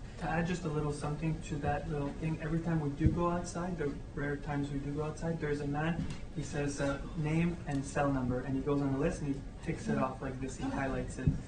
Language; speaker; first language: English; native; English